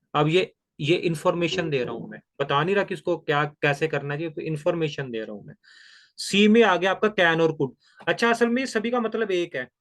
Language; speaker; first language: Hindi; non-native, local second language; Punjabi